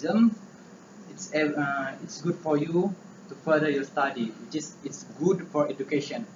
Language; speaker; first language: English; non-native, learner; Malay